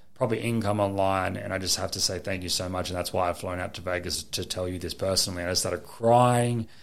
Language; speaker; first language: English; native; English